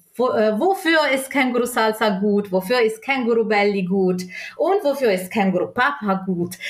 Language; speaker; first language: German; non-native, local second language; Italian